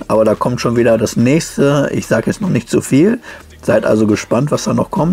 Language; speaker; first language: German; native; German